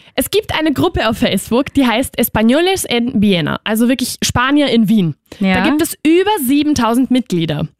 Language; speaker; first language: German; non-native, fluent; Spanish